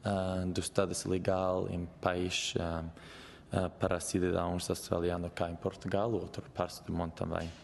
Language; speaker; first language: Portuguese; non-native, learner; English